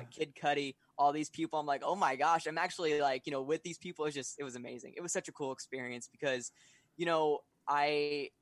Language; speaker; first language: English; native; English